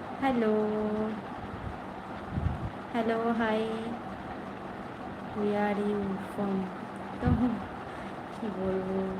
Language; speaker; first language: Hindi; non-native, local second language; Bangla